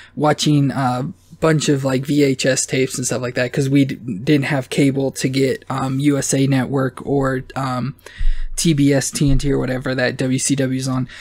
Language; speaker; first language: English; native; English